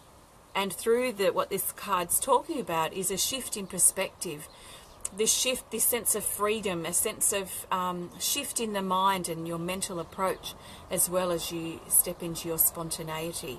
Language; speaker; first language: English; native; English